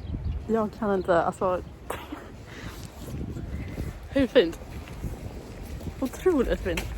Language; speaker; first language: Swedish; non-native, fluent; English